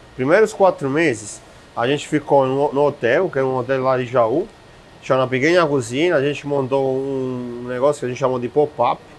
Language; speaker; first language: Portuguese; non-native, fluent; Italian